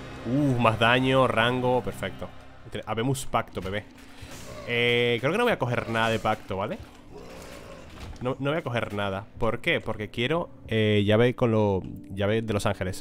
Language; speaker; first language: Spanish; native; Spanish